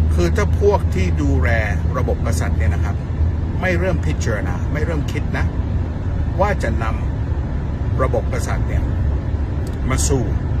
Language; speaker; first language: Thai; non-native, fluent; English